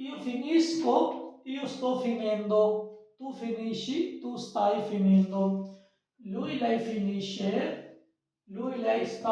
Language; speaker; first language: Italian; non-native, fluent; Hindi